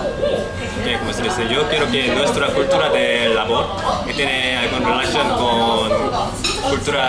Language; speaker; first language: Spanish; non-native, learner; Korean